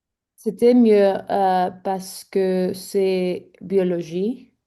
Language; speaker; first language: French; non-native, learner; English